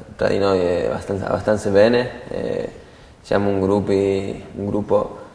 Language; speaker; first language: Italian; non-native, learner; Spanish